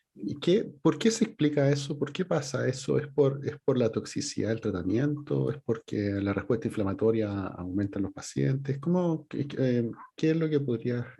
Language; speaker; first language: Spanish; native; Spanish